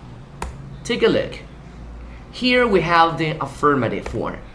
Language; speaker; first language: English; non-native, fluent; Spanish